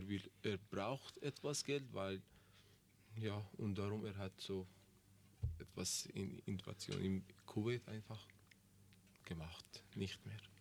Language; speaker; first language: German; non-native, learner; Persian